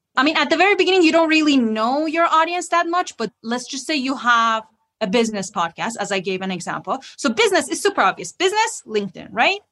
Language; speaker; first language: English; non-native, fluent; Persian